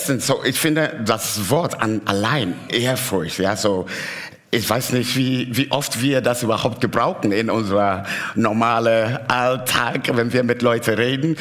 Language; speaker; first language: German; non-native, fluent; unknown